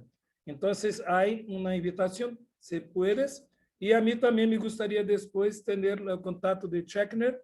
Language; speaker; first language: Spanish; non-native, learner; Portuguese